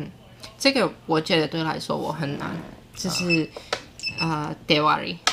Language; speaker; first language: Chinese; non-native, learner; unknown